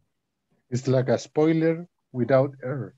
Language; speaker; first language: English; non-native, learner; Spanish